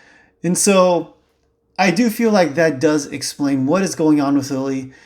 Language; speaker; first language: English; native; English